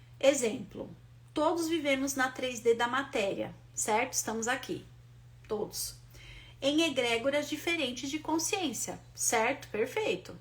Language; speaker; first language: Portuguese; native; Portuguese